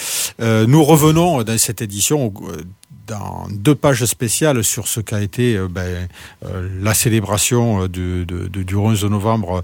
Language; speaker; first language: French; native; French